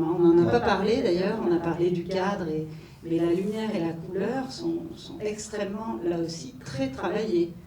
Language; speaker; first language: French; native; French